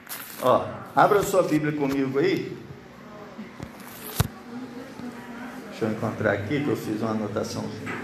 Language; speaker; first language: Portuguese; native; Portuguese